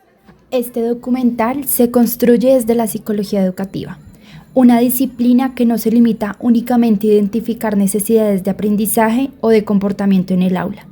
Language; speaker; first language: Spanish; native; Spanish